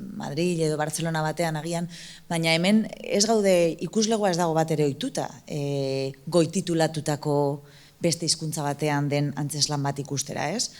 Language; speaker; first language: Basque; native; Basque